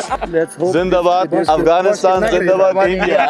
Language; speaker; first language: Hindi; non-native, learner; Persian